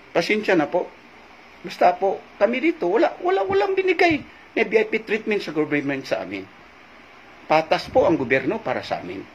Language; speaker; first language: Filipino; non-native, local second language; Cebuano